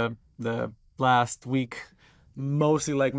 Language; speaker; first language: English; non-native, fluent; Romanian